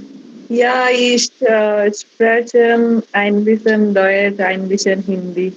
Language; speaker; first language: German; non-native, learner; Bangla